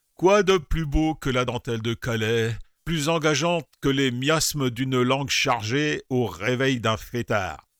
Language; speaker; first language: French; native; French